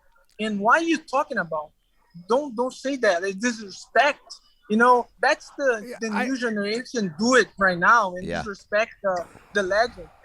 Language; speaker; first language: English; non-native, learner; Portuguese